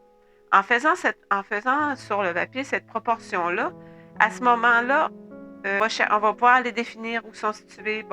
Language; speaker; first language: French; native; French